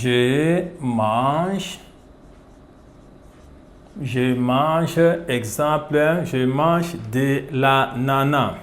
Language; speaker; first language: French; non-native, fluent; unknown